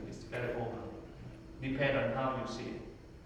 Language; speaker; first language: English; non-native, learner; Vietnamese